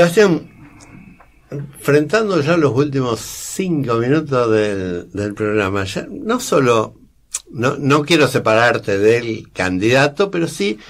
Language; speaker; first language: Spanish; native; Spanish